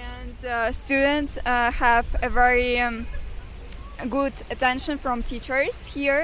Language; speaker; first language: English; non-native, fluent; Armenian